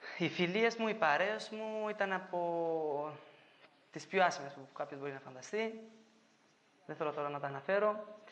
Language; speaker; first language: Greek; non-native, fluent; Albanian